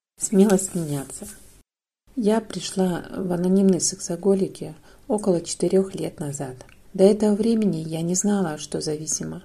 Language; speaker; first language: Russian; non-native, fluent; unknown